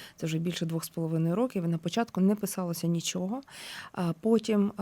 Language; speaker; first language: Ukrainian; native; Ukrainian